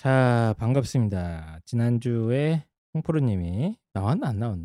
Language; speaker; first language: Korean; native; Korean